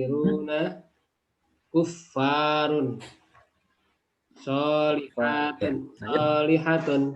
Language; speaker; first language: Arabic; non-native, learner; Indonesian